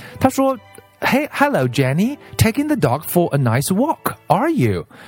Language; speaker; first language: English; non-native, fluent; Chinese